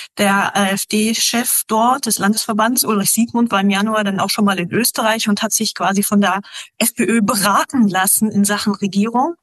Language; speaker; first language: German; native; German